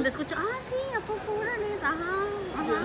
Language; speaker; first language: Spanish; native; Spanish